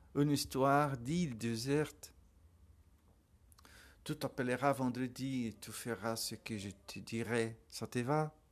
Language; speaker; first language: French; non-native, learner; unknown